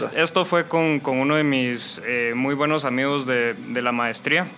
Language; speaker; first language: Spanish; native; Spanish